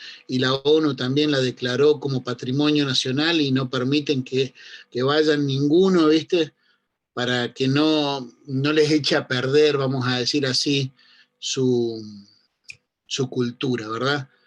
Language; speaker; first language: Spanish; native; Spanish